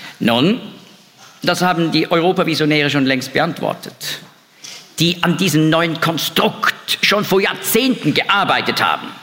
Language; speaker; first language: German; native; German